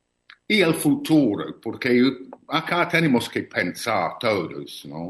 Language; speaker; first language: Spanish; non-native, learner; English